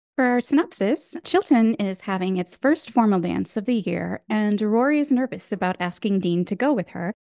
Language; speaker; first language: English; native; English